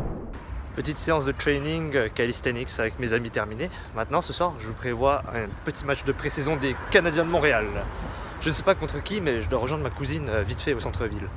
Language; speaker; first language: French; native; French